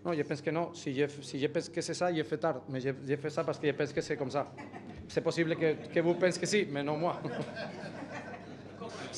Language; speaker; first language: French; non-native, learner; Spanish